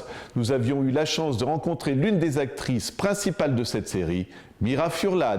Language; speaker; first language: French; native; French